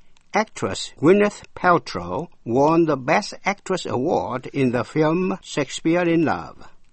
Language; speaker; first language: English; non-native, fluent; Vietnamese